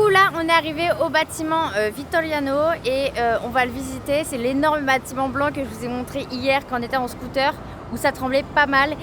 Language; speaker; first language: French; native; French